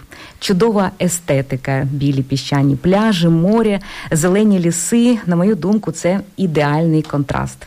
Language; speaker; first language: Ukrainian; native; Ukrainian